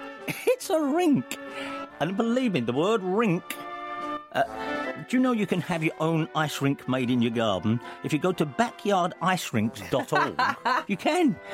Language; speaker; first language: English; native; English